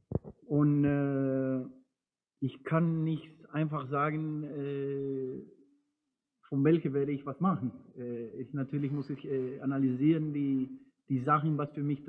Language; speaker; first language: German; non-native, fluent; Spanish